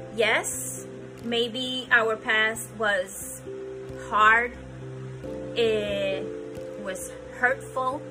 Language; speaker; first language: English; early bilingual, other home language; Spanish